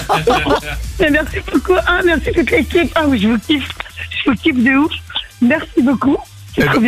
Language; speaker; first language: French; native; French